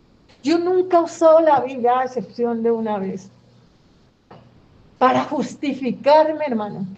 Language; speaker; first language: Spanish; native; Spanish